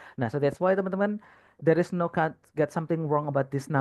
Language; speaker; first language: English; non-native, fluent; Indonesian